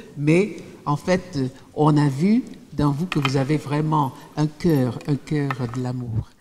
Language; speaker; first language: French; non-native, fluent; English